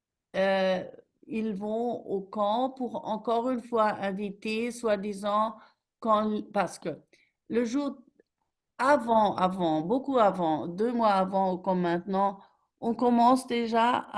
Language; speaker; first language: French; non-native, fluent; German